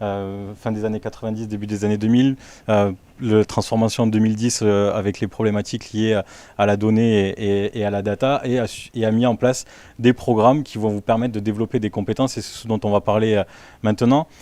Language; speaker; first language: French; native; French